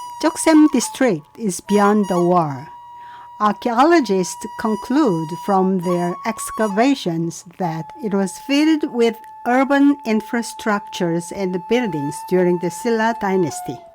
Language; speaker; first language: English; non-native, fluent; Korean